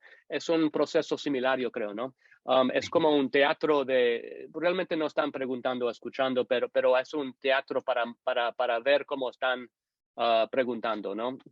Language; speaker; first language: Spanish; non-native, fluent; English